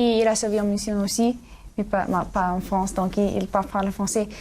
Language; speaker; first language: French; non-native, learner; English